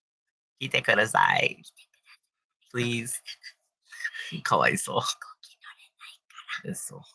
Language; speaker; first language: Japanese; non-native, learner; English